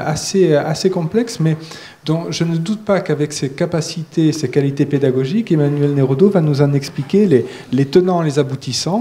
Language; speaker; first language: French; native; French